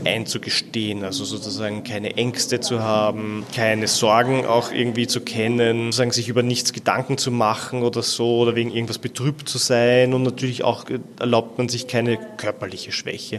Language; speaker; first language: German; native; German